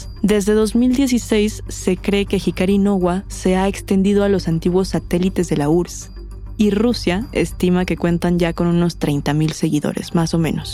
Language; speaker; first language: Spanish; native; Spanish